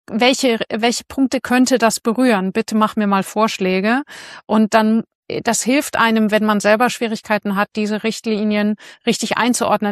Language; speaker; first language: German; native; German